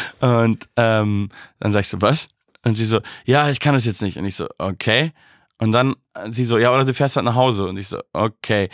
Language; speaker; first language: German; native; German